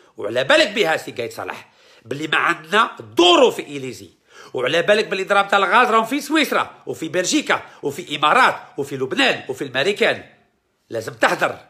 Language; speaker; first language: Arabic; early bilingual, heritage; Arabic